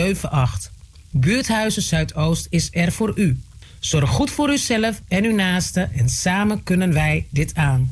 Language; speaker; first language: Dutch; native; Dutch